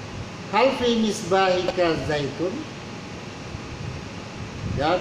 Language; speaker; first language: Arabic; non-native, learner; Indonesian